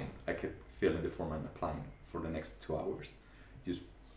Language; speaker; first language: English; non-native, fluent; Spanish